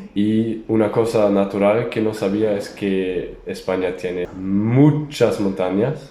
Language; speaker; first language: Spanish; non-native, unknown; German